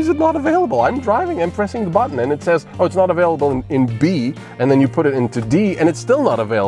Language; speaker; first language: English; non-native, fluent; Slovenian